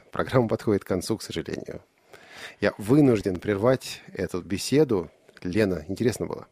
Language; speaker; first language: Russian; native; Russian